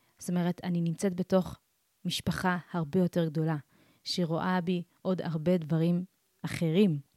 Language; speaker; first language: Hebrew; early bilingual, other home language; Amharic